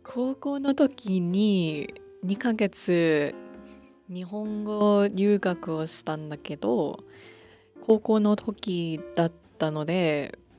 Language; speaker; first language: Japanese; non-native, fluent; English